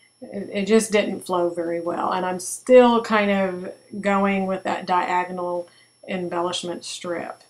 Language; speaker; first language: English; native; English